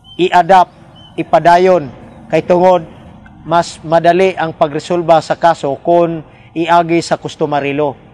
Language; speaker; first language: Cebuano; non-native, local second language; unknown